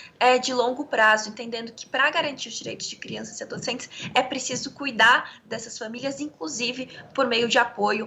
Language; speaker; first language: Portuguese; native; Portuguese